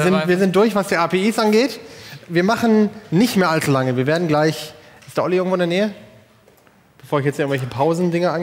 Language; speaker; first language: German; native; German